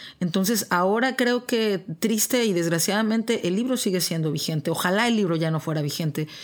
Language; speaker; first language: Spanish; native; Spanish